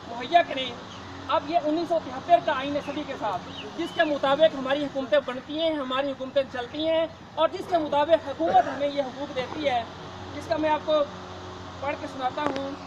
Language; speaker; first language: Urdu; non-native, local second language; Punjabi